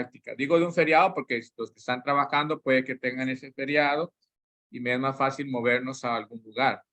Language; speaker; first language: Spanish; native; Spanish